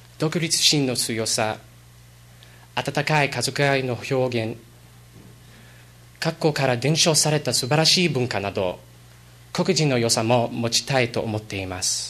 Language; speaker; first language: Japanese; non-native, learner; English